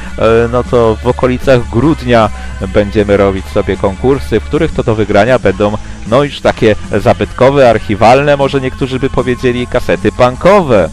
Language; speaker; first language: Polish; native; Polish